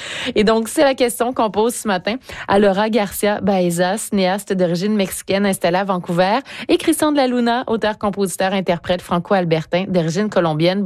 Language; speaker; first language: French; native; French